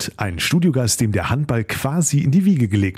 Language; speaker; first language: German; native; German